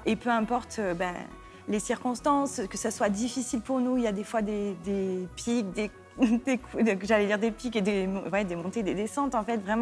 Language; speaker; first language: French; native; French